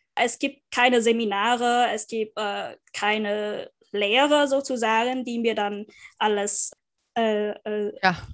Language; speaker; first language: German; non-native, fluent; Vietnamese